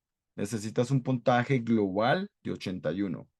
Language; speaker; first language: Spanish; non-native, fluent; English